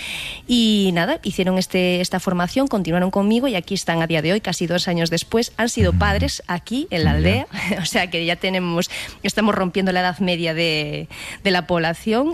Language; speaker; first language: Spanish; native; Spanish